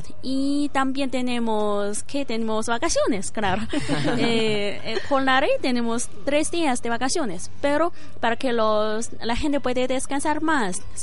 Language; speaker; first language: Spanish; non-native, learner; Chinese